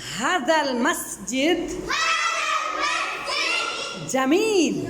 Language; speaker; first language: Arabic; non-native, fluent; Bangla